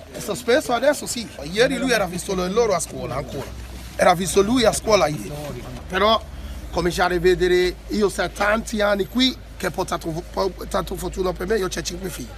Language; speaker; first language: Italian; non-native, learner; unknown